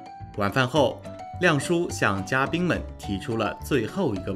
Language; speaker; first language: Chinese; native; Chinese